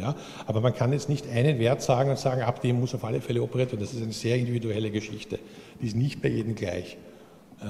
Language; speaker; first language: German; native; German